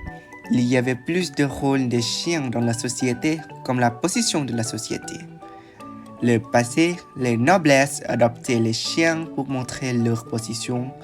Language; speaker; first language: French; non-native, learner; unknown